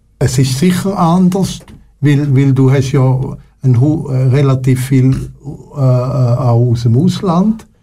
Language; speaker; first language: German; non-native, local second language; French